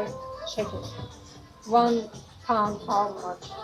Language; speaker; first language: English; non-native, learner; Turkish